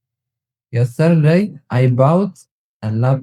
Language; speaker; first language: English; non-native, learner; Tigrinya